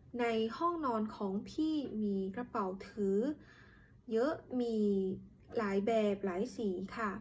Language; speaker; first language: Thai; non-native, learner; Khmer